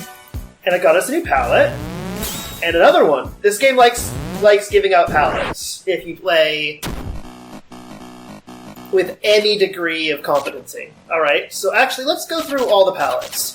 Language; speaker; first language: English; native; English